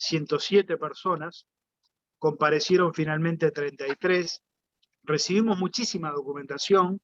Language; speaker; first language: Spanish; native; Spanish